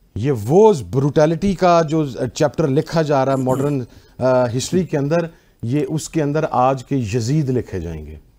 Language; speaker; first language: Urdu; non-native, local second language; Punjabi